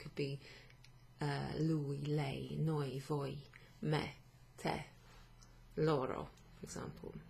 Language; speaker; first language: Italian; non-native, fluent; English